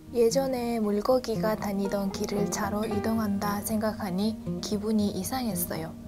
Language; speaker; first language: Korean; non-native, fluent; Uzbek